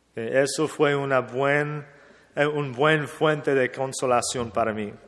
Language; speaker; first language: Spanish; non-native, fluent; English